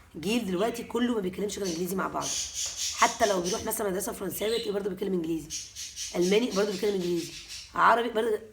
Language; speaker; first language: Arabic; native; Arabic